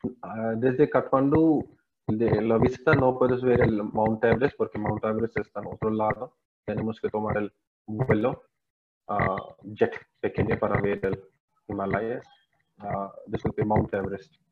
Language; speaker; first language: Spanish; non-native, learner; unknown